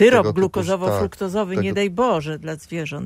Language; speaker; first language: Polish; native; Polish